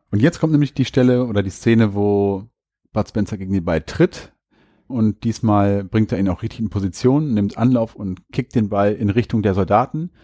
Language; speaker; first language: German; native; German